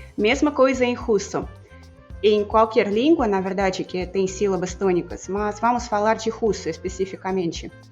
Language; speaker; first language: Portuguese; non-native, fluent; Russian